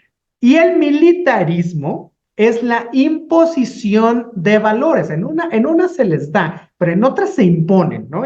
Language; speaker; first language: Spanish; native; Spanish